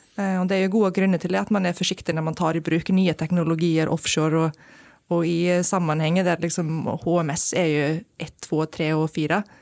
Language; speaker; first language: Norwegian; non-native, fluent; Icelandic